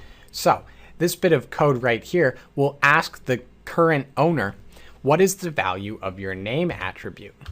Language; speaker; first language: English; native; English